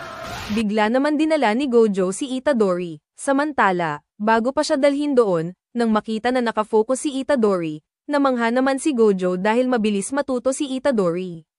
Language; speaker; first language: Filipino; native; Filipino